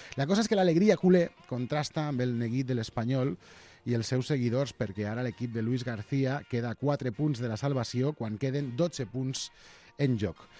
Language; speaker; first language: Catalan; native; Catalan